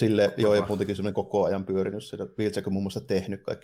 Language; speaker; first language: Finnish; native; Finnish